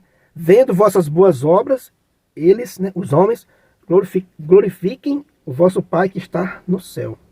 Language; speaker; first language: Portuguese; native; Portuguese